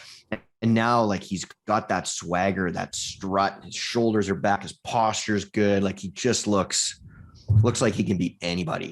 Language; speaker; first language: English; native; English